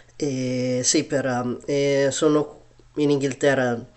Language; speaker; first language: Italian; early bilingual, other home language; Chinese